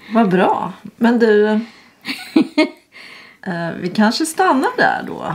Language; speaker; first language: Swedish; native; Swedish